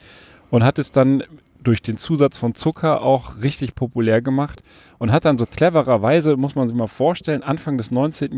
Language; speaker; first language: German; native; German